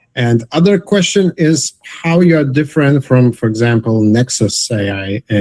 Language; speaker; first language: English; non-native, fluent; Lithuanian